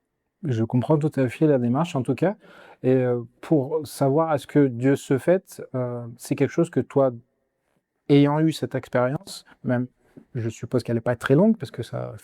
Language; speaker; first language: French; native; French